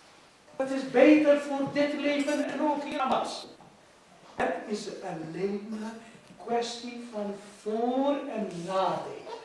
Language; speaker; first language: Dutch; non-native, fluent; Urdu